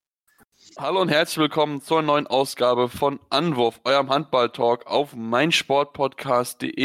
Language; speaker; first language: German; native; German